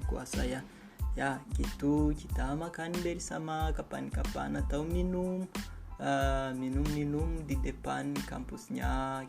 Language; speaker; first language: Indonesian; non-native, fluent; Kinyarwanda